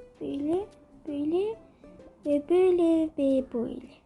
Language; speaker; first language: Turkish; early bilingual, heritage; Turkish